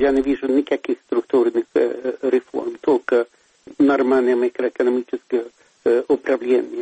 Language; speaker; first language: Russian; non-native, fluent; Swedish